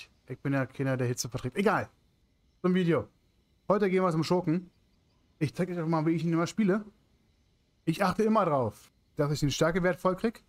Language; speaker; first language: German; native; German